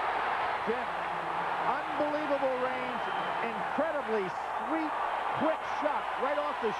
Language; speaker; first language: English; native; English